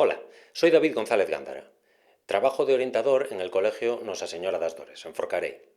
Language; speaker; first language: Spanish; native; Spanish